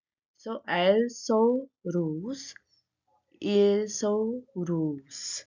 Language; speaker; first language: French; non-native, learner; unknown